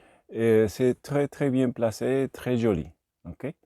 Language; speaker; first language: French; non-native, learner; Spanish